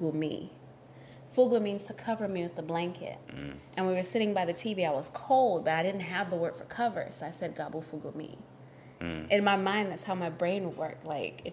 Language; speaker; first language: English; early bilingual, other home language; Shona